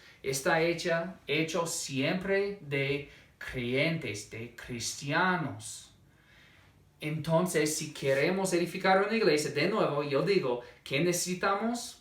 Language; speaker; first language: Spanish; non-native, fluent; English